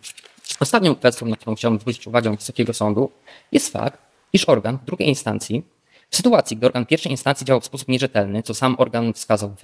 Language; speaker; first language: Polish; native; Polish